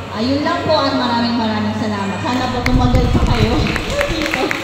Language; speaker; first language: Filipino; native; Filipino